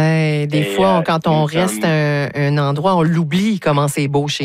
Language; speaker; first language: French; native; French